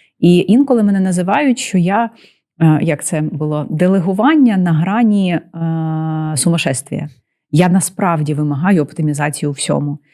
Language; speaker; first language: Ukrainian; non-native, local second language; Russian